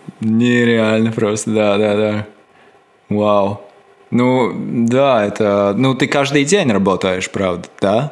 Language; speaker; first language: Russian; non-native, local second language; Latvian